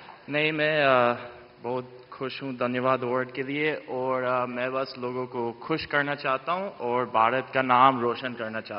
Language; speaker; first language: Hindi; non-native, fluent; English